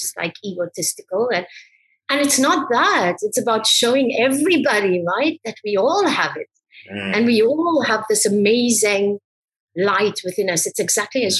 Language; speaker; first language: English; native; English